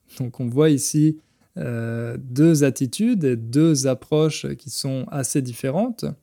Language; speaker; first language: French; native; French